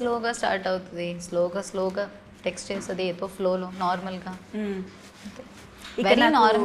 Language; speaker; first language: Telugu; non-native, learner; Malayalam